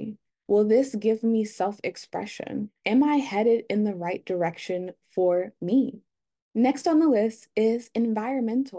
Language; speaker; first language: English; native; English